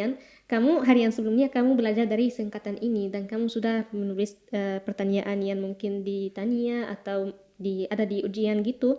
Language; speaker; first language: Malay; non-native, fluent; Arabic